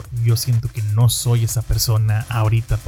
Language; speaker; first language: Spanish; native; Spanish